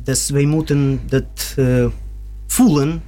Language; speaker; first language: Dutch; non-native, learner; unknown